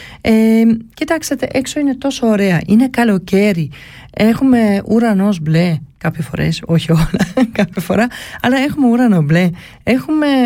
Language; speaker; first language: Greek; early bilingual, heritage; Greek